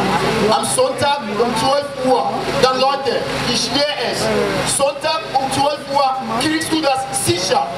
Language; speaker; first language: German; non-native, fluent; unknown